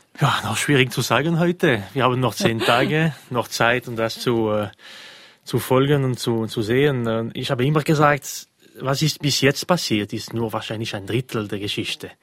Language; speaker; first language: German; non-native, local second language; French